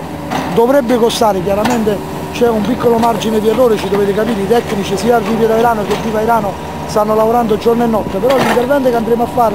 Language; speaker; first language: Italian; native; Italian